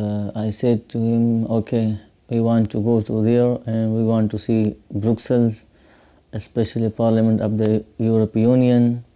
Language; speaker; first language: English; non-native, learner; Pashto